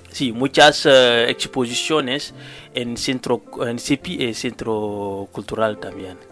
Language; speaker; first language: Spanish; non-native, learner; Wolof